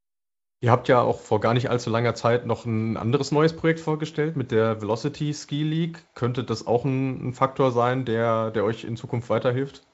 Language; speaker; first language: German; native; German